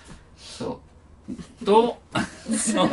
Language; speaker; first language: Japanese; non-native, learner; Italian